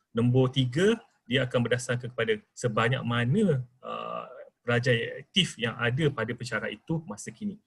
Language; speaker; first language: Malay; native; Malay